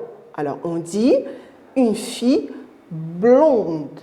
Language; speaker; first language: French; non-native, local second language; Arabic